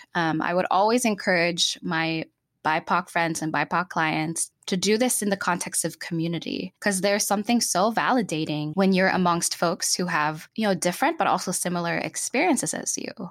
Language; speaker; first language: English; non-native, local second language; Filipino